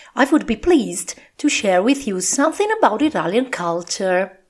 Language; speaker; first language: English; non-native, fluent; Italian